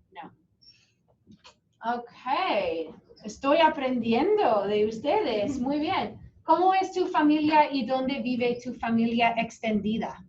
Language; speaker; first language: Spanish; non-native, fluent; English